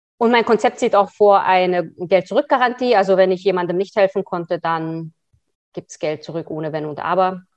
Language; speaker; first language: German; early bilingual, other home language; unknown